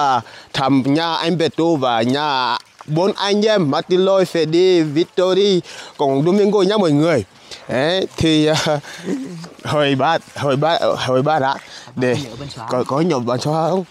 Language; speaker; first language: Vietnamese; non-native, learner; Portuguese